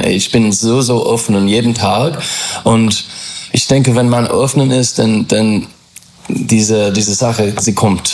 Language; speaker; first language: German; non-native, learner; English